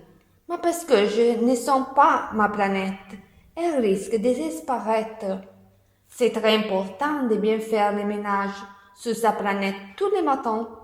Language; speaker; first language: French; non-native, learner; Italian